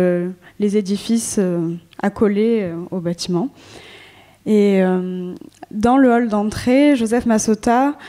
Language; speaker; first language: French; native; French